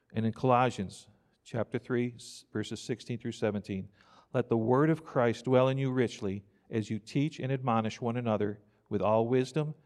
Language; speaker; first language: English; native; English